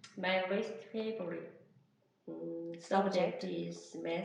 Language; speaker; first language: English; non-native, learner; Korean